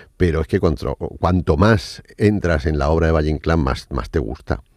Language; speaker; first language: Spanish; non-native, fluent; Arabic